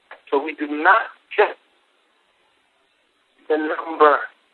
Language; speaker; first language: English; native; English